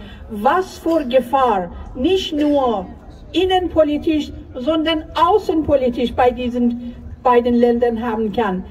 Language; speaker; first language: German; non-native, fluent; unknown